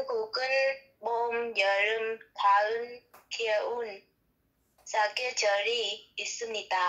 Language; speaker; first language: Korean; non-native, learner; Vietnamese